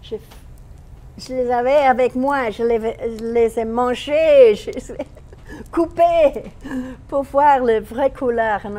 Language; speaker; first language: French; non-native, fluent; English